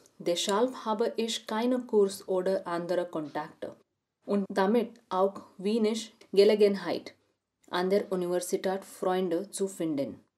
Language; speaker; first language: German; non-native, learner; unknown